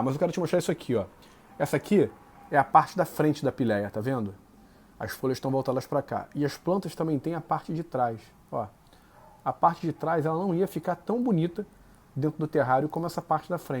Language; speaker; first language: Portuguese; native; Portuguese